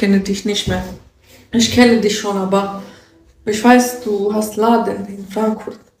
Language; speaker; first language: German; non-native, learner; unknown